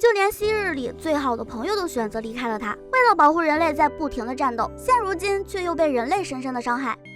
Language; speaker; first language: Chinese; native; Chinese